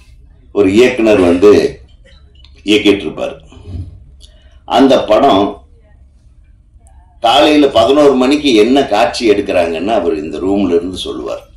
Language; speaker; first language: Tamil; native; Tamil